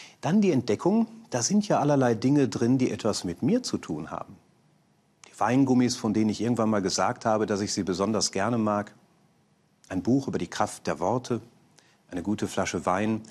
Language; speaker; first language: German; native; German